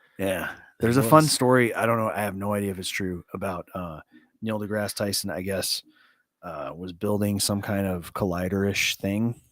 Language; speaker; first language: English; native; English